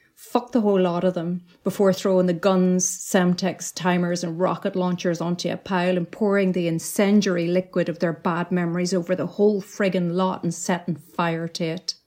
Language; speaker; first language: English; native; English